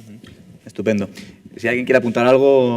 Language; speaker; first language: Spanish; native; Spanish